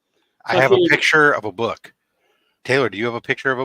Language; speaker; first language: English; native; English